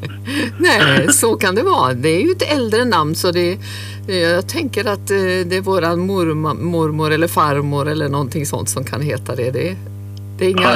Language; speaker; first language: Swedish; native; Swedish